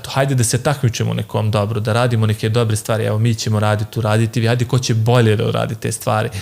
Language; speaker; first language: Bosnian; native; Bosnian